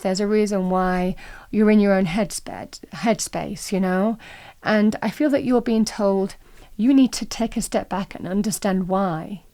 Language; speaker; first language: English; native; English